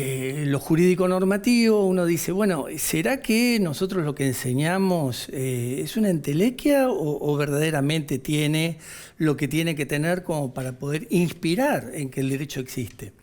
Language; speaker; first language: Spanish; native; Spanish